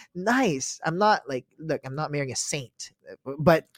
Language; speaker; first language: English; non-native, local second language; Filipino